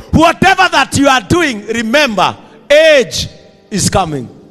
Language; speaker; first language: English; non-native, local second language; Kikuyu